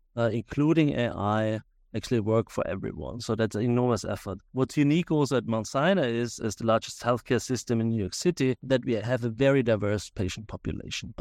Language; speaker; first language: English; non-native, fluent; German